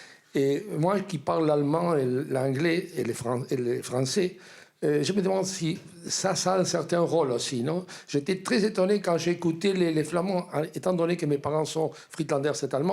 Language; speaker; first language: French; non-native, fluent; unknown